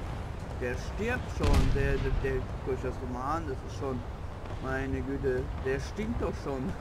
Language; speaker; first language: German; native; German